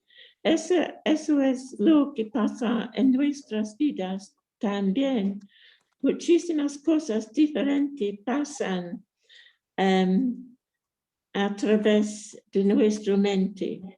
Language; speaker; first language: Spanish; non-native, fluent; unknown